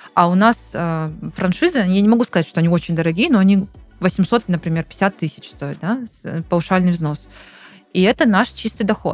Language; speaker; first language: Russian; native; Russian